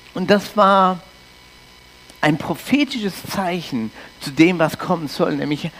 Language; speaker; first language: German; early bilingual, heritage; English